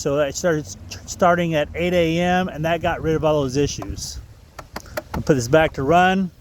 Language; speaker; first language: English; native; English